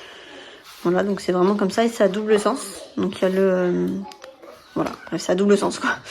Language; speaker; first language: French; native; French